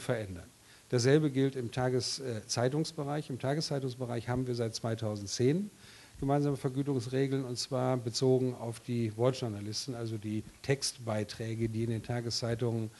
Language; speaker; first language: German; native; German